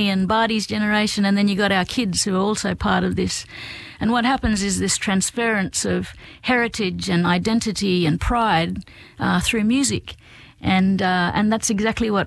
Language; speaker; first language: English; native; English